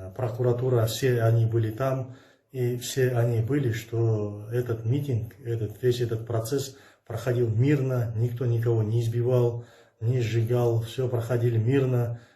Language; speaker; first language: Russian; non-native, local second language; Kazakh